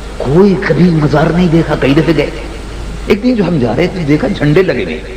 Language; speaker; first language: Urdu; native; Urdu